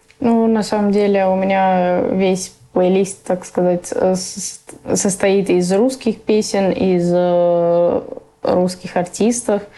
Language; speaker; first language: Russian; early bilingual, other home language; Persian